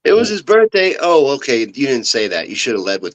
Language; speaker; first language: English; native; English